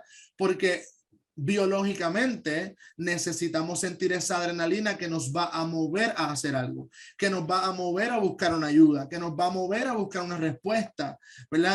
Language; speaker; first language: Spanish; native; Spanish